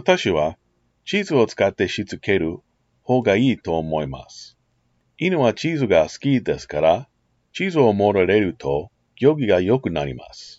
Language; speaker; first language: Japanese; non-native, learner; English